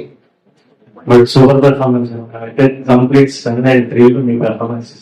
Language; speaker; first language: Telugu; native; Telugu